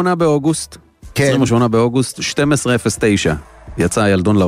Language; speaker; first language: Hebrew; native; Hebrew